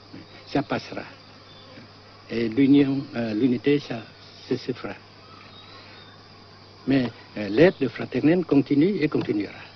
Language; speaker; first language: French; non-native, local second language; Vietnamese